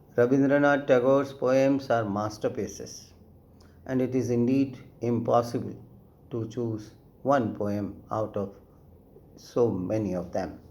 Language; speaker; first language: English; non-native, local second language; Gujarati